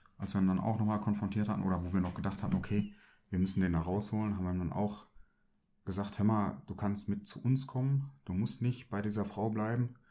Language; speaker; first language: German; early bilingual, other home language; Turkish